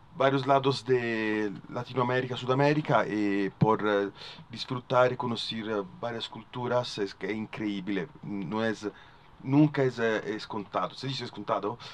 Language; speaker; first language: Spanish; non-native, learner; Italian